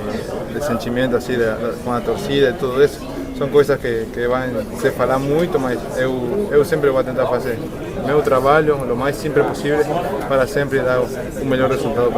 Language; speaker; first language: Portuguese; non-native, fluent; Spanish